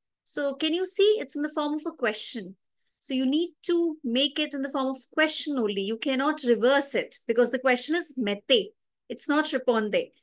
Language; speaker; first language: English; non-native, local second language; Hindi